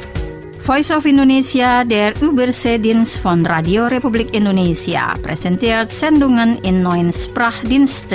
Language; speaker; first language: German; non-native, fluent; Indonesian